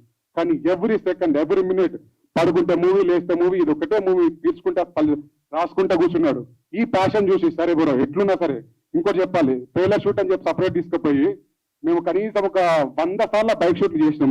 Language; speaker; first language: Telugu; native; Telugu